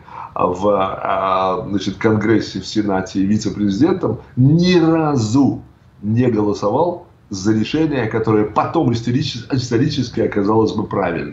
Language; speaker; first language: Russian; native; Russian